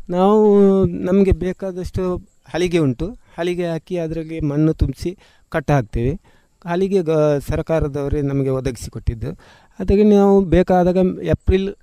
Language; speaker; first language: Kannada; native; Kannada